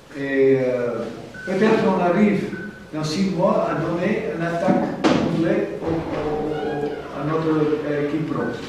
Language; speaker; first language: French; non-native, fluent; German